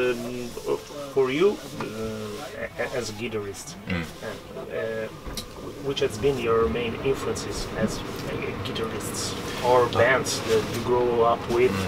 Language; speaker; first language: English; non-native, fluent; Italian